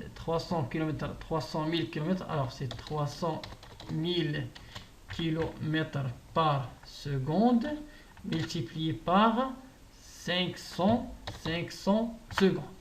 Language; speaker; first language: French; non-native, local second language; Arabic